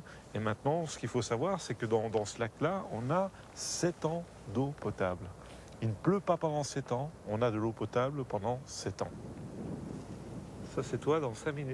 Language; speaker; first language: French; native; French